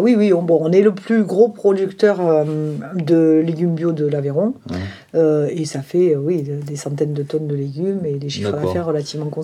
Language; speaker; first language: French; native; French